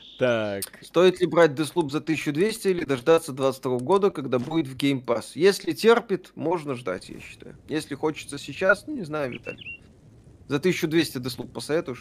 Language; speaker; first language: Russian; native; Russian